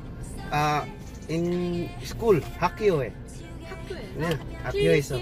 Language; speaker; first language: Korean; non-native, learner; Filipino